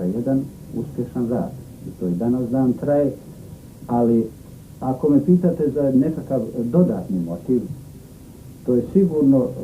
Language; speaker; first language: Bosnian; native; Bosnian